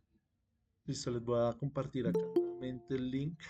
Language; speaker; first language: Spanish; native; Spanish